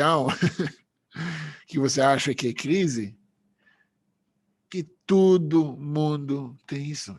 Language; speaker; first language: Portuguese; non-native, fluent; Hebrew